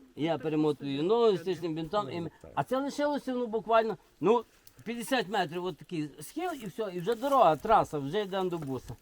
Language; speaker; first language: Ukrainian; native; Ukrainian